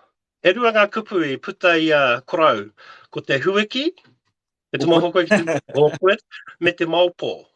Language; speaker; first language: Māori; non-native, local second language; English